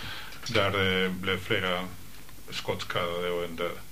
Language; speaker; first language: Swedish; non-native, fluent; Spanish